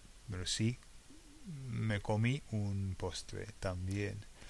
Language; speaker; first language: Spanish; non-native, fluent; English